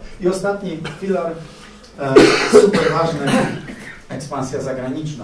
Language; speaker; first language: Polish; native; Polish